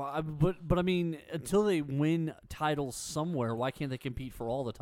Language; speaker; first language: English; native; English